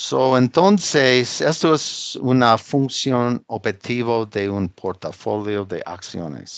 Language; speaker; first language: Spanish; non-native, fluent; English